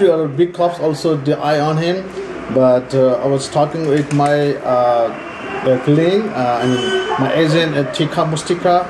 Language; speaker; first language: English; non-native, learner; Nepali